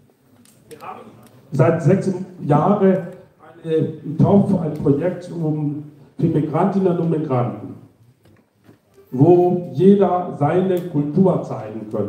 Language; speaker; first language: German; non-native, fluent; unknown